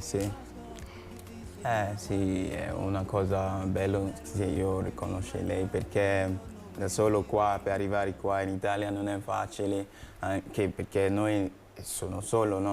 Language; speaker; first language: Italian; non-native, learner; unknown